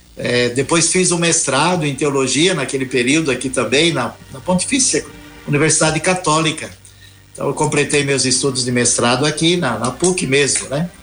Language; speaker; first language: Portuguese; native; Portuguese